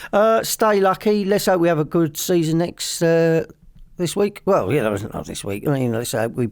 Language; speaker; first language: English; native; English